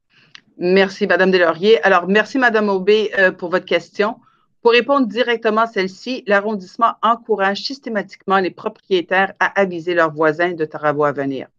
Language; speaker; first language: French; native; French